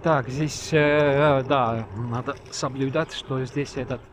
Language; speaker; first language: Russian; non-native, local second language; Estonian